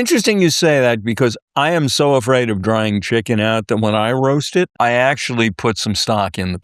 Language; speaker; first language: English; native; English